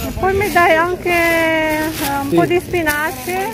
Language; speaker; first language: Italian; non-native, fluent; Filipino